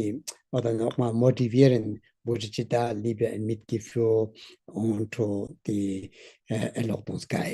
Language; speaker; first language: German; non-native, learner; Tibetan